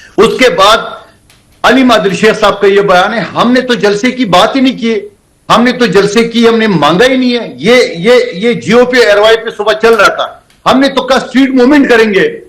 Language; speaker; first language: Urdu; non-native, local second language; Pashto